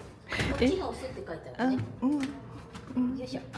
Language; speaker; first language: Japanese; native; Japanese